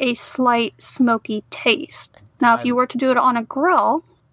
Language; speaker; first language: English; native; English